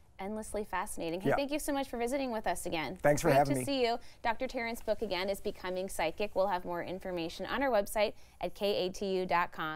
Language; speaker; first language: English; native; English